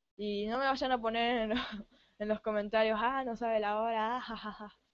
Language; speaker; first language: Spanish; native; Spanish